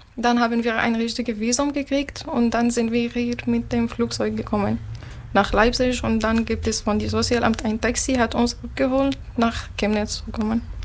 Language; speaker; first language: German; non-native, learner; Arabic